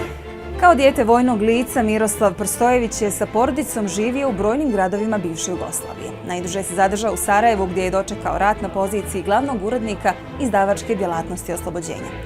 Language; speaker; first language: Bosnian; native; Bosnian